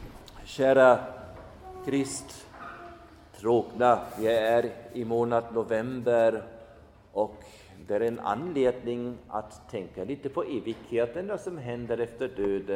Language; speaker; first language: Swedish; non-native, fluent; German